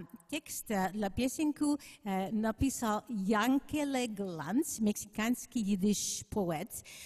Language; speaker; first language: Russian; non-native, learner; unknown